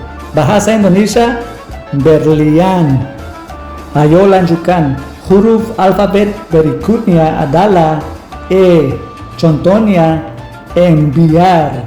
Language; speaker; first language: Indonesian; non-native, learner; Spanish